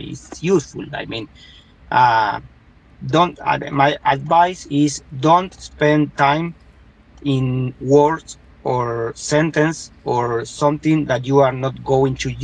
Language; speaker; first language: English; non-native, fluent; Spanish